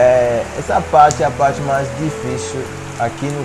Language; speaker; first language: Portuguese; non-native, fluent; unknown